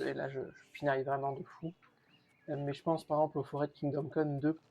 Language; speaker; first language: French; native; French